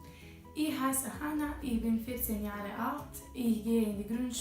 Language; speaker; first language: German; non-native, learner; Bosnian